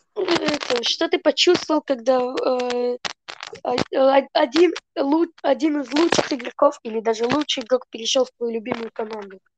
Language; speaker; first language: Russian; early bilingual, heritage; Russian